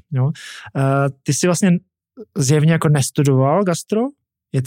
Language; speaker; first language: Czech; native; Czech